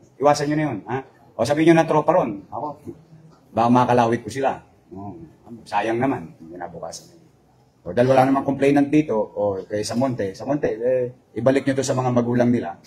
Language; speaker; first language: Filipino; native; Filipino